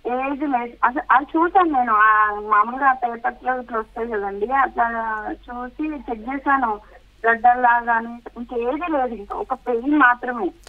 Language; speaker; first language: Telugu; native; Telugu